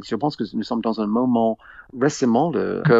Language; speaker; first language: French; non-native, fluent; English